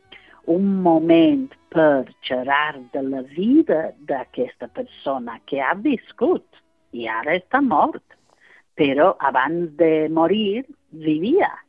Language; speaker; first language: Catalan; non-native, fluent; English